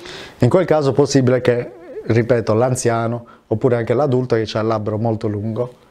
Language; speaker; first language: Italian; native; Italian